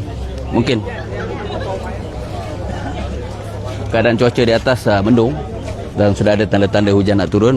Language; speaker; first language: Malay; native; Malay